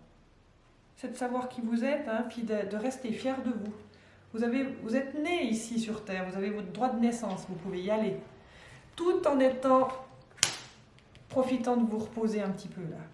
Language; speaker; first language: French; native; French